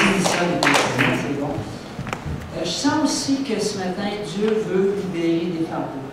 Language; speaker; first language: French; native; French